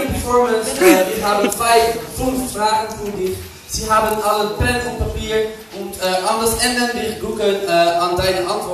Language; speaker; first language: German; non-native, learner; Dutch